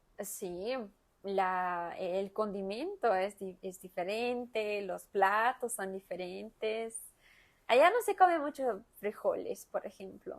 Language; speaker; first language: Spanish; non-native, fluent; Portuguese